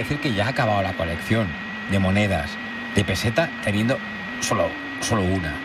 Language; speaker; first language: Spanish; native; Spanish